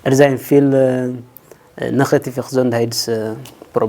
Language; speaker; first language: Dutch; non-native, learner; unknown